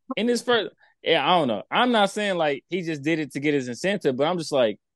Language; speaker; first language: English; native; English